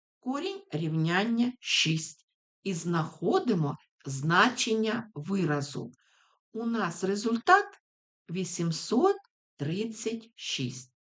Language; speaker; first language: Ukrainian; native; Ukrainian